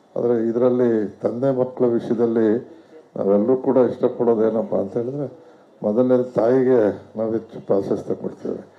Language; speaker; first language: Kannada; native; Kannada